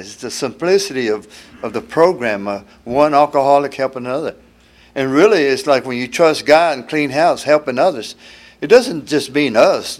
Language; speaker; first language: English; early bilingual, other home language; Spanish